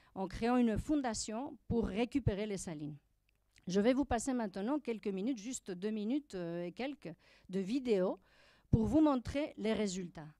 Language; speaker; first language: French; non-native, fluent; Spanish